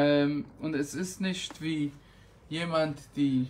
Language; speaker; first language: German; non-native, fluent; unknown